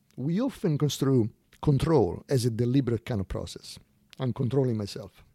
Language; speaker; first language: English; non-native, fluent; Italian